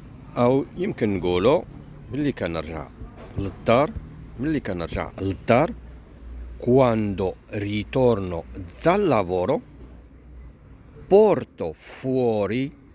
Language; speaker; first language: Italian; non-native, fluent; Arabic